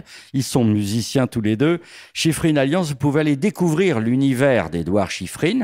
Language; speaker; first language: French; native; French